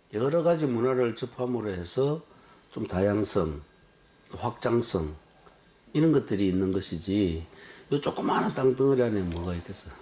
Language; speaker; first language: Korean; native; Korean